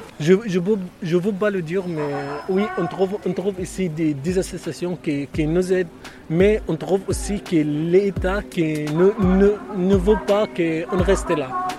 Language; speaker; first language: French; non-native, learner; Arabic